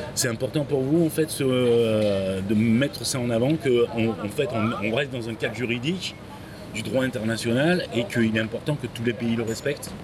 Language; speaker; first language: French; native; French